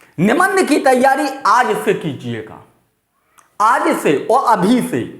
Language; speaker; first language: Hindi; native; Hindi